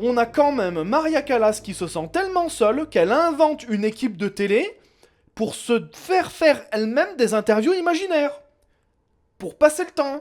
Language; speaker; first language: French; native; French